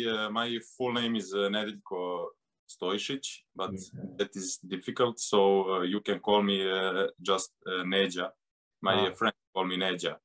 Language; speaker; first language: English; non-native, learner; Serbian